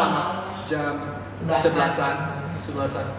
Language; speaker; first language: Indonesian; non-native, fluent; English